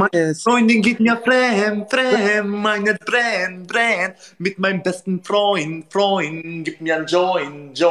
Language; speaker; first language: German; non-native, learner; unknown